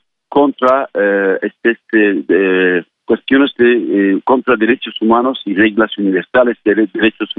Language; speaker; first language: Spanish; non-native, fluent; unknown